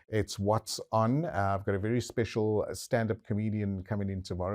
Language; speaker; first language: English; native; English